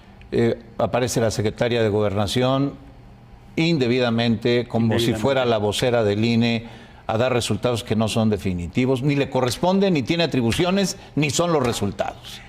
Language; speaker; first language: Spanish; native; Spanish